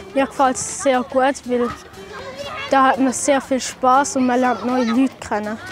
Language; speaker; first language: German; native; German